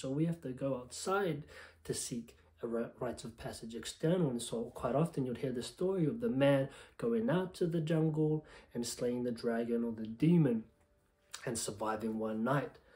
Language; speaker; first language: English; native; English